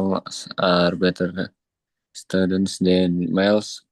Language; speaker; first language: English; non-native, learner; Indonesian